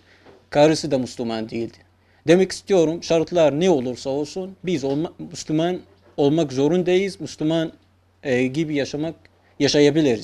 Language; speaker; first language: Turkish; non-native, fluent; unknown